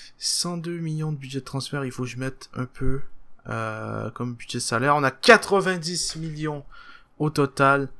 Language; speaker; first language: French; native; French